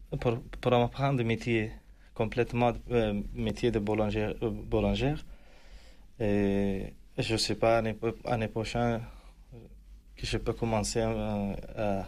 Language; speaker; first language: French; non-native, learner; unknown